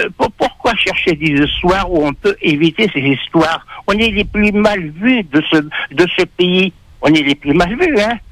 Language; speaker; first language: French; non-native, local second language; Arabic